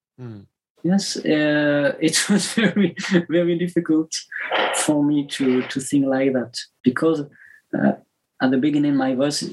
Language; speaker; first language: English; non-native, learner; French